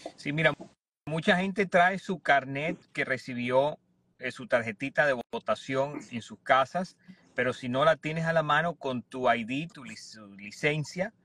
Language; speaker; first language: Spanish; native; Spanish